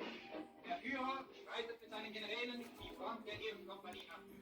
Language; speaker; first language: German; native; German